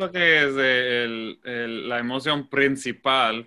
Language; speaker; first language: Spanish; non-native, fluent; English